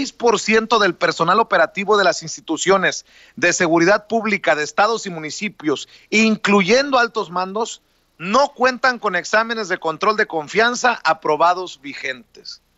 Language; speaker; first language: Spanish; native; Spanish